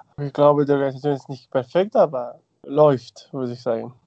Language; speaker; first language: German; non-native, fluent; Spanish